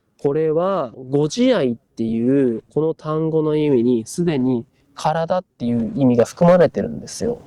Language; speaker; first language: Japanese; native; Japanese